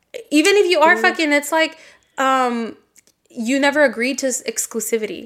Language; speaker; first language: English; early bilingual, other home language; Spanish